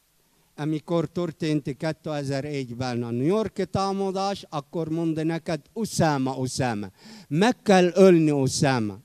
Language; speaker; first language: Hungarian; non-native, fluent; Arabic